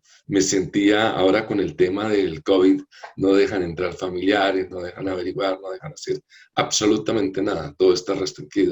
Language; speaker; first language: Spanish; native; Spanish